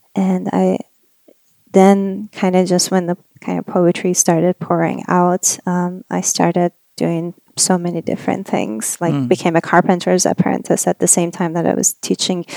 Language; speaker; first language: English; non-native, fluent; Persian